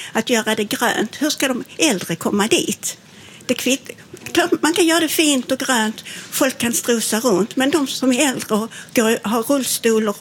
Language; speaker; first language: Swedish; native; Swedish